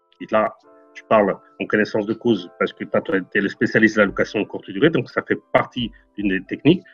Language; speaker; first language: French; non-native, fluent; Portuguese